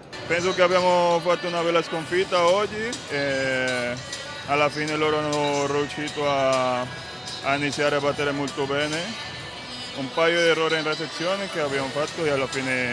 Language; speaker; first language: Italian; non-native, fluent; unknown